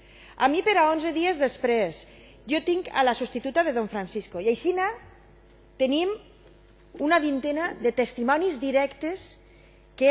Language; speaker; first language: Catalan; native; Catalan